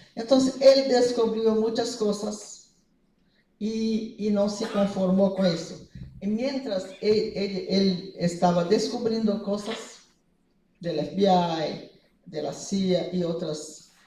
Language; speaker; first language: Spanish; non-native, fluent; Portuguese